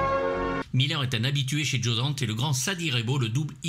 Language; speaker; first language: French; native; French